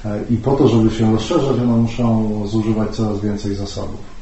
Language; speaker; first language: Polish; native; Polish